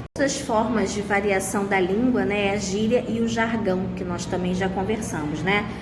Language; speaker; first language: Portuguese; native; Portuguese